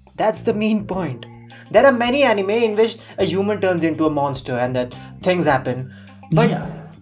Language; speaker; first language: English; non-native, local second language; Hindi